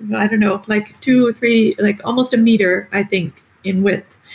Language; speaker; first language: English; native; English